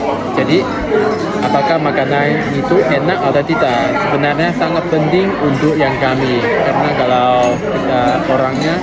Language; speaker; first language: Indonesian; non-native, fluent; Chinese